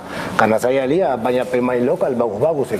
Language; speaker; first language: Indonesian; non-native, fluent; Spanish